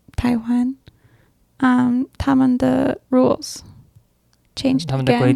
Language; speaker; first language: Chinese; non-native, learner; English